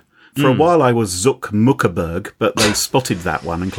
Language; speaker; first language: English; native; English